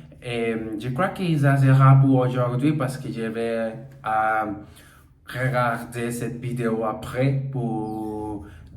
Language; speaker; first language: French; non-native, learner; Portuguese